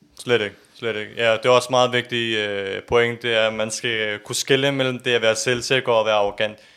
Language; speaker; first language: Danish; early bilingual, other home language; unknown